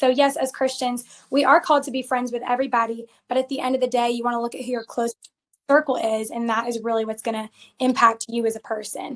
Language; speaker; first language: English; native; English